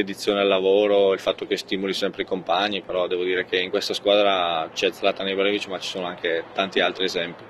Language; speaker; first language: Italian; native; Italian